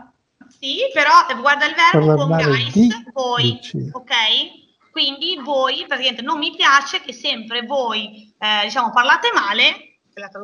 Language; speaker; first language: Italian; native; Italian